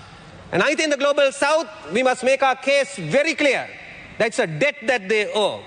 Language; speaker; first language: English; non-native, local second language; Sinhala